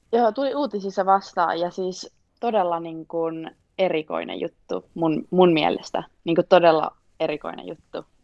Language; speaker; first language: Finnish; native; Finnish